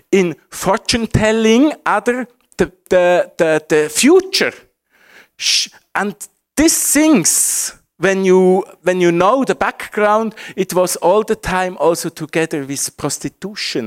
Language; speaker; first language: English; non-native, fluent; Swiss German